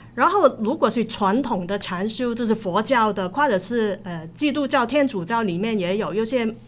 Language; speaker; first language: Chinese; non-native, local second language; Cantonese